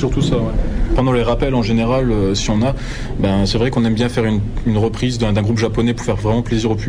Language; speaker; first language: French; native; French